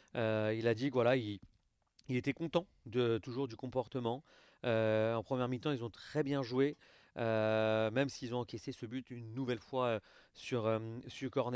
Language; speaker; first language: French; native; French